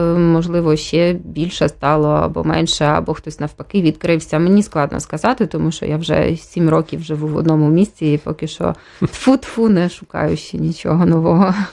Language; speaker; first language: Ukrainian; native; Ukrainian